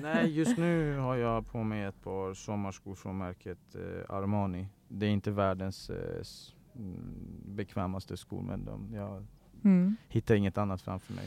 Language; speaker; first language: Swedish; early bilingual, other home language; Persian